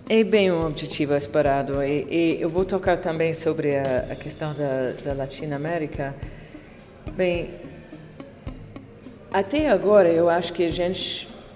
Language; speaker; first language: Portuguese; non-native, fluent; English